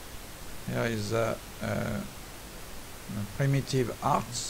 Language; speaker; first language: English; non-native, learner; French